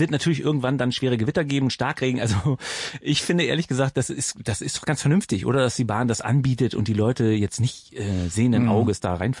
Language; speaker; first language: German; native; German